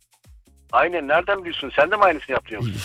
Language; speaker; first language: Turkish; early bilingual, other home language; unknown